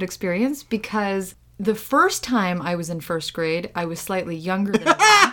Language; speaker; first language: English; early bilingual, other home language; Russian